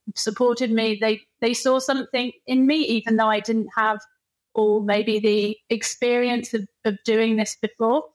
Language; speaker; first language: English; native; English